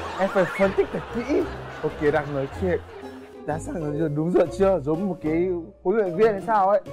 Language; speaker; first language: Vietnamese; non-native, fluent; Yoruba